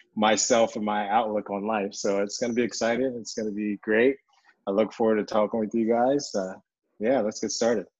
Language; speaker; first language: English; early bilingual, other home language; Yoruba